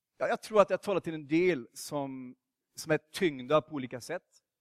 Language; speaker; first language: Swedish; native; Swedish